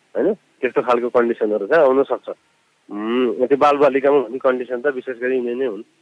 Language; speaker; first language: Nepali; native; Nepali